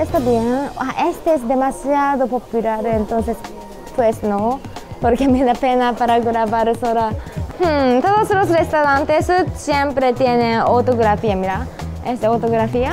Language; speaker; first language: Spanish; non-native, learner; Japanese